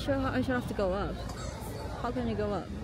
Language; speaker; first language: English; non-native, learner; Korean